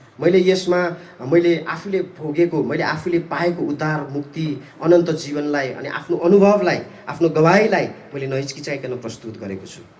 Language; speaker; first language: Nepali; non-native, local second language; Eastern Tamang